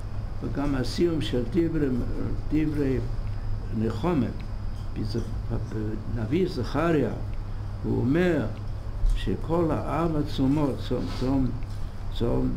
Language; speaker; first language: Hebrew; non-native, fluent; English